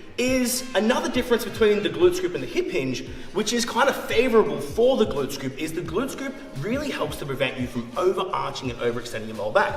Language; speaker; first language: English; native; English